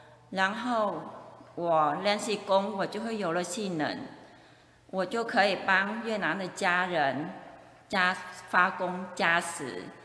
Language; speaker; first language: Chinese; non-native, fluent; Vietnamese